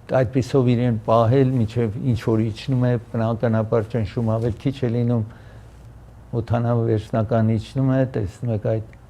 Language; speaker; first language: Armenian; early bilingual, heritage; Armenian